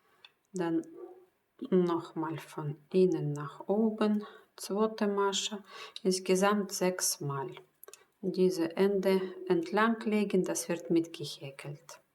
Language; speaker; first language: German; non-native, fluent; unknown